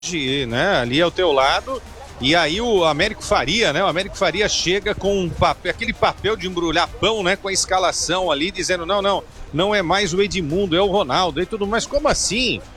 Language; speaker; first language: Portuguese; native; Portuguese